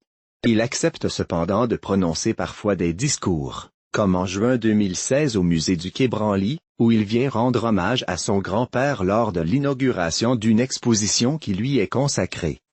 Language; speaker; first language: French; native; French